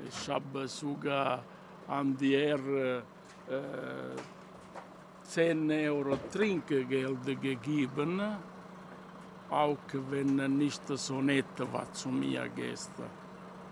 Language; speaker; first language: German; non-native, learner; Italian